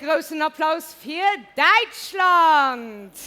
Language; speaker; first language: German; non-native, local second language; Luxembourgish